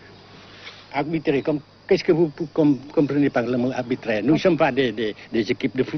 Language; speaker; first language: French; non-native, local second language; Vietnamese